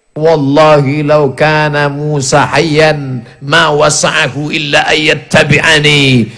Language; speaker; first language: Indonesian; native; Indonesian